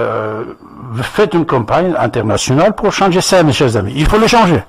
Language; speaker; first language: French; non-native, fluent; Persian